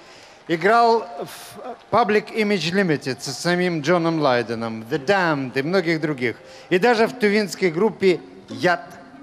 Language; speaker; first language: Russian; native; Russian